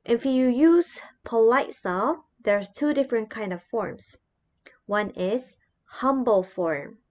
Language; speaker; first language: English; non-native, fluent; Japanese